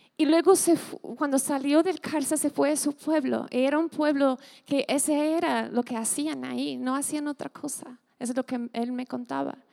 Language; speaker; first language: Spanish; non-native, fluent; English